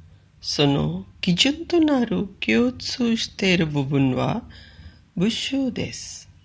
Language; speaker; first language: Japanese; non-native, fluent; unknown